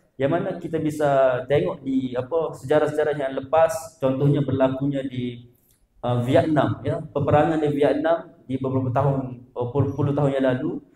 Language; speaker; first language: Malay; native; Malay